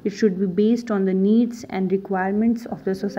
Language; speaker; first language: English; non-native, local second language; Hindi